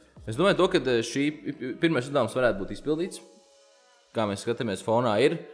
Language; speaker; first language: Latvian; native; Latvian